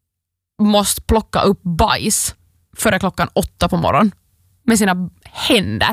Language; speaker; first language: Swedish; native; Swedish